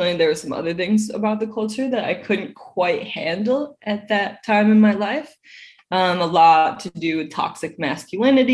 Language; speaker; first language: English; native; English